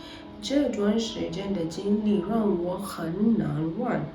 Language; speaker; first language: Chinese; non-native, learner; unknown